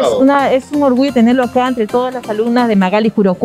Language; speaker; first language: Spanish; native; Spanish